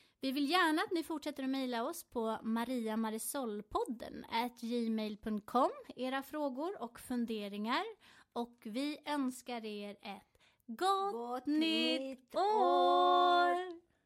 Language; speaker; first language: Swedish; native; Swedish